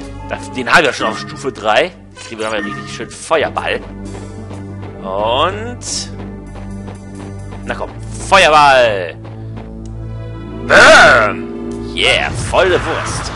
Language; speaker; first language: German; native; German